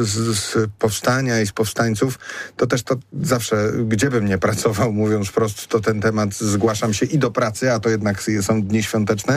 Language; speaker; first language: Polish; native; Polish